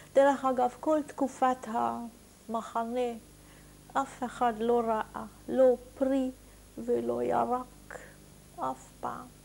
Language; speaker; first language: Hebrew; non-native, fluent; Hungarian